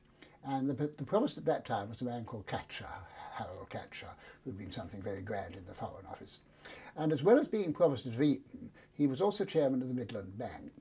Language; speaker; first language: English; native; English